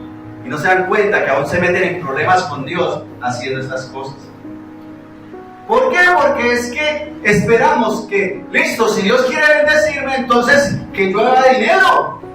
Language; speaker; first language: Spanish; native; Spanish